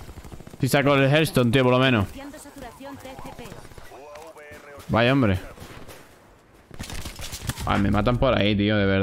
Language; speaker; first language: Spanish; native; Spanish